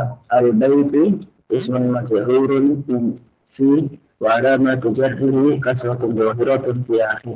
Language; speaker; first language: Arabic; non-native, learner; Indonesian